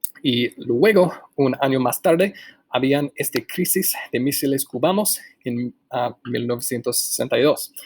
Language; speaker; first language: Spanish; non-native, fluent; English